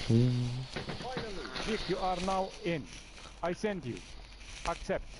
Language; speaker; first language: English; non-native, learner; Polish